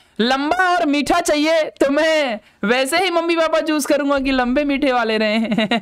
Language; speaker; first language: Hindi; native; Hindi